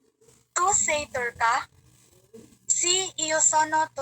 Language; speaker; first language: Italian; non-native, learner; Filipino